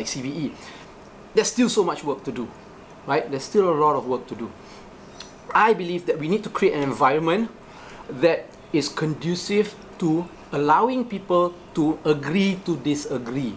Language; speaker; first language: English; non-native, local second language; Malay